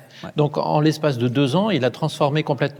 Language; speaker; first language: French; native; French